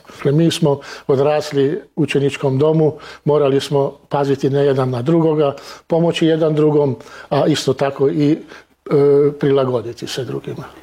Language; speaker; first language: Croatian; early bilingual, heritage; Croatian